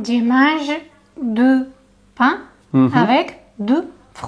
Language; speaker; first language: French; non-native, learner; Spanish